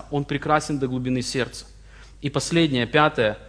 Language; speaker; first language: Russian; native; Russian